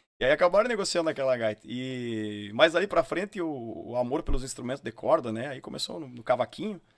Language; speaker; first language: Portuguese; native; Portuguese